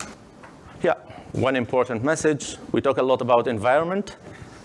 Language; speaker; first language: English; non-native, fluent; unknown